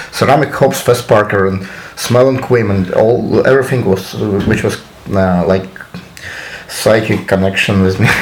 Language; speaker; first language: English; non-native, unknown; Russian